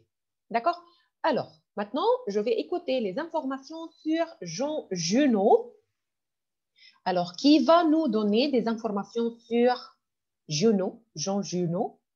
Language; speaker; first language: French; non-native, fluent; Arabic